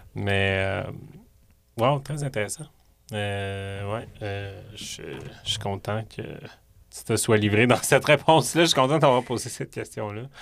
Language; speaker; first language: French; native; French